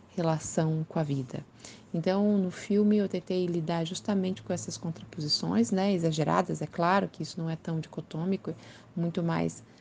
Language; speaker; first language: Portuguese; native; Portuguese